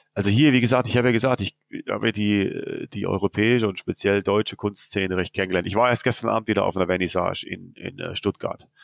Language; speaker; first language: German; native; German